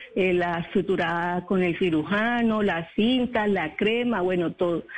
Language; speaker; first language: Spanish; native; Spanish